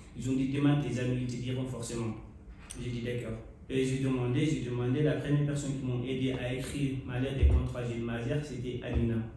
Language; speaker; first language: French; non-native, local second language; Fula